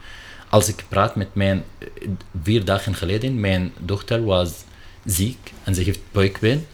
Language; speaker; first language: Dutch; non-native, learner; Arabic